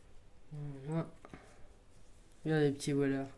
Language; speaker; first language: French; native; French